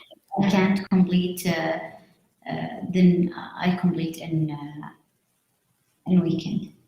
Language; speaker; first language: English; non-native, learner; Arabic